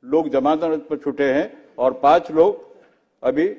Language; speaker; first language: Hindi; non-native, local second language; Marathi